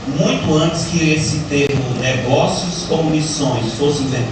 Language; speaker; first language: Portuguese; native; Portuguese